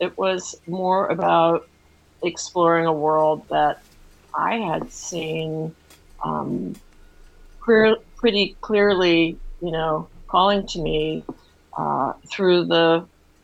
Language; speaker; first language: English; native; English